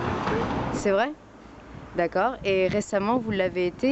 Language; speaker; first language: French; native; French